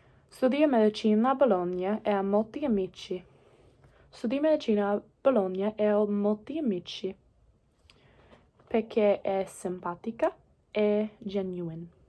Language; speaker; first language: Italian; non-native, learner; English